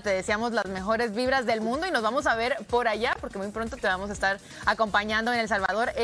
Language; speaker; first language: Spanish; native; Spanish